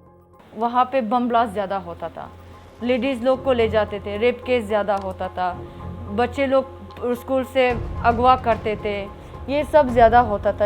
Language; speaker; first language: Hindi; non-native, fluent; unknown